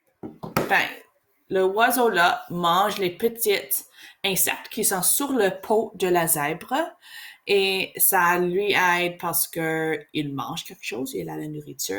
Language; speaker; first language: French; non-native, learner; English